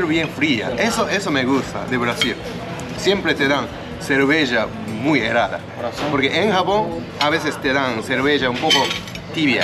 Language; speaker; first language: Spanish; non-native, fluent; Japanese